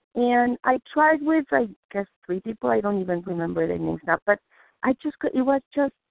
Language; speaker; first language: English; non-native, fluent; Spanish